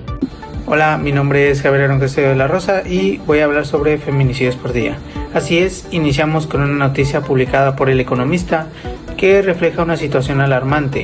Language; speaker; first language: Spanish; native; Spanish